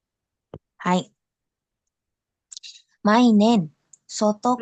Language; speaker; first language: Japanese; non-native, learner; Indonesian